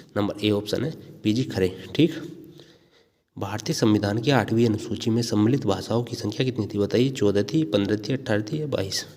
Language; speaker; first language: Hindi; native; Hindi